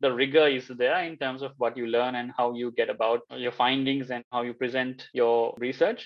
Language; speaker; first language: English; non-native, local second language; Sinhala